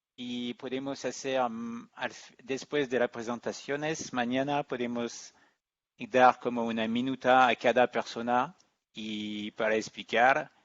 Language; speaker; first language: Spanish; non-native, learner; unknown